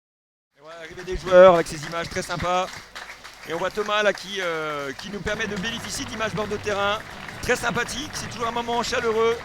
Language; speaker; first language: French; native; French